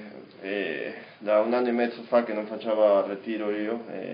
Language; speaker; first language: Italian; non-native, learner; Spanish